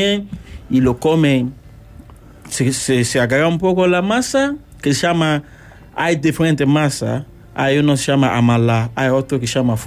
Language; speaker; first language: Spanish; non-native, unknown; Yoruba